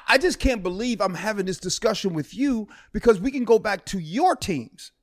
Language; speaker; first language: English; native; English